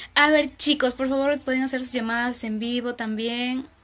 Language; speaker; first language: Spanish; native; Spanish